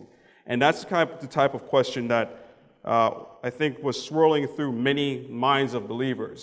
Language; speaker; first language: English; native; English